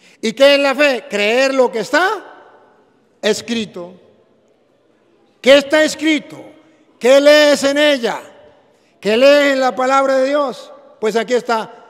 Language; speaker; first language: Spanish; native; Spanish